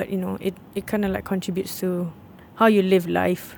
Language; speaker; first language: English; non-native, local second language; Malay